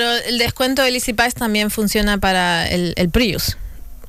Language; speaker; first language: Spanish; native; Spanish